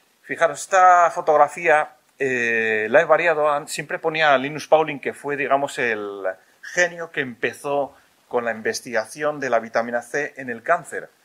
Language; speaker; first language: Spanish; native; Spanish